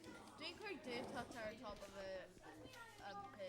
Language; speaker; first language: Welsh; non-native, local second language; English